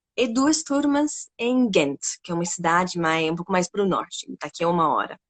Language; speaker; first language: Portuguese; non-native, fluent; English